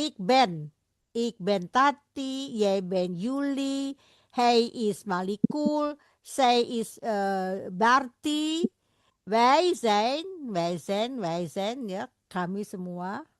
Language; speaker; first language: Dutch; non-native, fluent; Indonesian